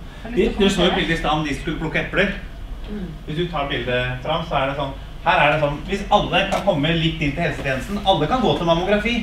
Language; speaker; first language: Norwegian; native; Norwegian